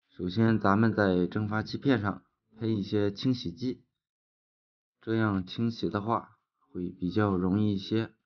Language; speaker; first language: Chinese; native; Chinese